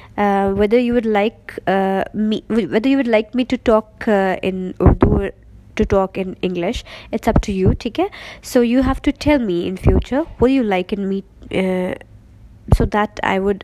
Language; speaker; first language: English; non-native, local second language; Urdu